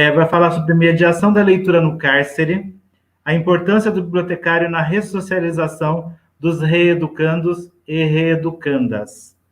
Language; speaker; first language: Portuguese; native; Portuguese